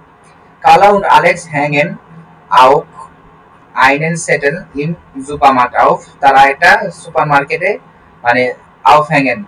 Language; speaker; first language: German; non-native, learner; Bangla